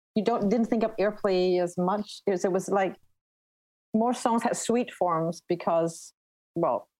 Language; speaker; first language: English; non-native, fluent; Danish